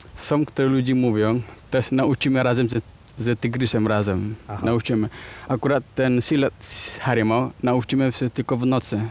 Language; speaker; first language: Polish; non-native, learner; Minangkabau